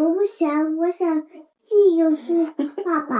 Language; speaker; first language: Chinese; early bilingual, heritage; Chinese